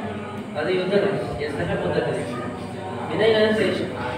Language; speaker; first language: Arabic; non-native, fluent; Indonesian